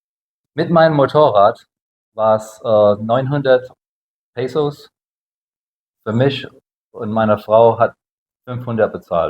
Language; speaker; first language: German; non-native, fluent; English